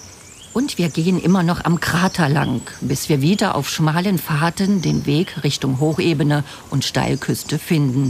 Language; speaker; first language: German; native; German